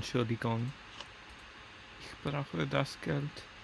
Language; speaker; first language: German; non-native, learner; English